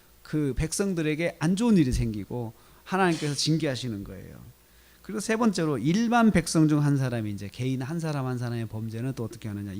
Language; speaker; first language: Korean; native; Korean